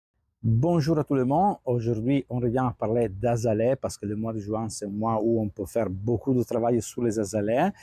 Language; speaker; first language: French; non-native, fluent; Italian